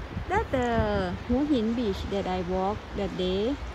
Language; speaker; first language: English; non-native, learner; Thai